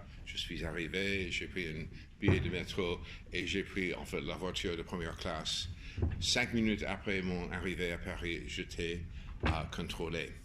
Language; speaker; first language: French; non-native, fluent; English